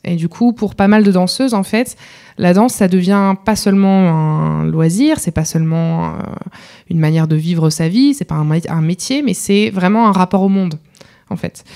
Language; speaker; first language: French; native; French